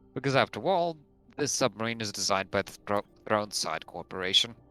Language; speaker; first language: English; non-native, fluent; Latvian